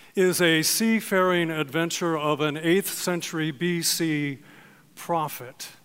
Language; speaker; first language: English; native; English